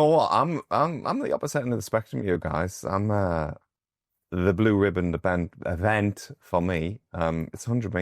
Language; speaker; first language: English; native; English